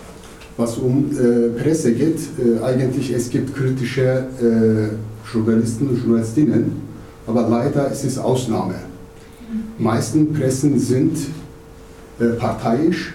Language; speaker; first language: German; non-native, learner; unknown